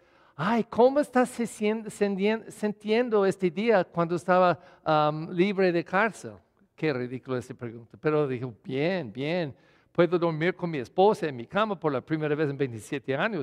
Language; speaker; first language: Spanish; non-native, fluent; English